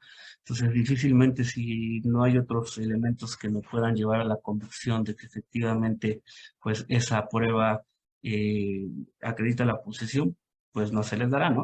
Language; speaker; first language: Spanish; native; Spanish